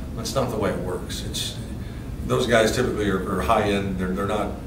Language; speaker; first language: English; native; English